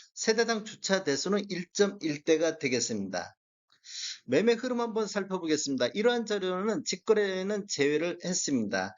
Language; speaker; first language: Korean; native; Korean